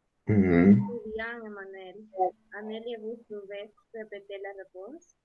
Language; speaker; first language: French; non-native, learner; Spanish